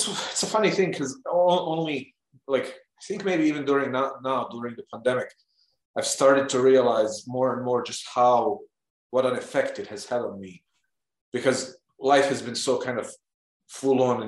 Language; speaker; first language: English; non-native, fluent; Bosnian